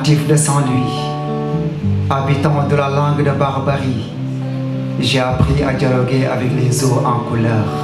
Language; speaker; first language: French; non-native, local second language; Wolof